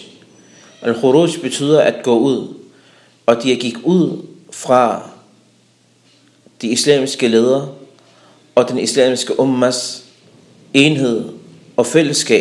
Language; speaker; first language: Danish; early bilingual, other home language; Arabic